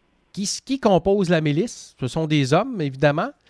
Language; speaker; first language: French; native; French